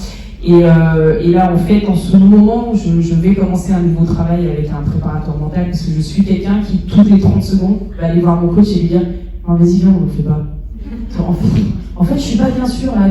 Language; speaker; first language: French; native; French